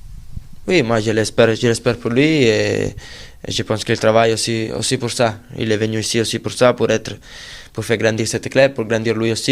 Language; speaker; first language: French; non-native, fluent; Italian